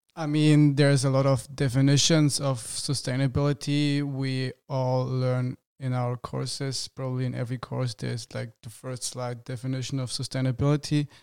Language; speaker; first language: English; non-native, fluent; German